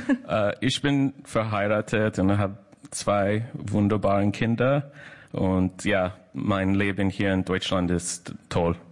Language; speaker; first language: German; non-native, fluent; English